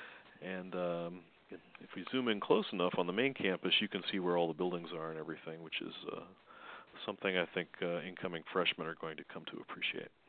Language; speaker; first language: English; native; English